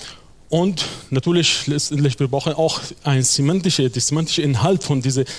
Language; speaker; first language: German; non-native, fluent; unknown